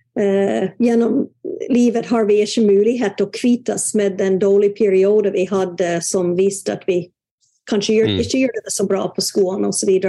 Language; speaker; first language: Norwegian; non-native, fluent; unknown